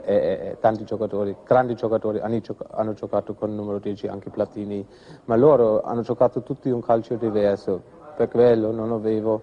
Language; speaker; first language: Italian; non-native, fluent; German